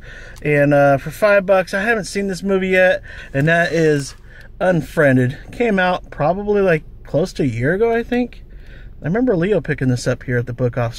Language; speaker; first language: English; native; English